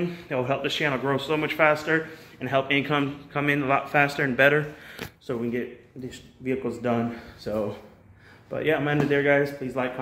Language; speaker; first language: English; native; English